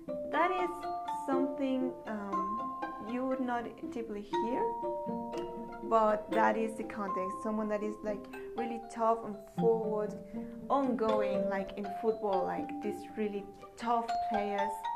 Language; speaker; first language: English; non-native, fluent; Spanish